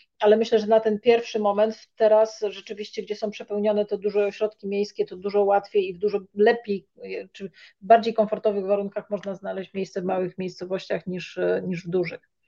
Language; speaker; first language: Polish; native; Polish